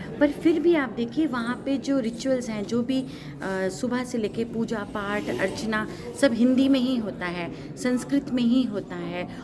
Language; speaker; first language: Hindi; native; Hindi